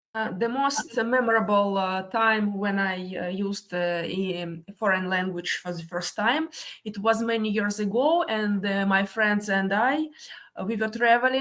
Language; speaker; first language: English; non-native, fluent; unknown